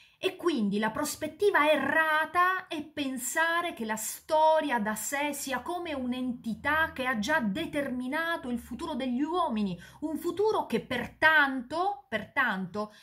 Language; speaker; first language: Italian; native; Italian